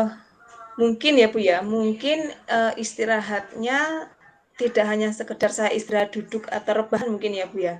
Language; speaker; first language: Indonesian; non-native, local second language; Javanese